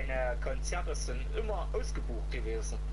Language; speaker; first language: German; native; German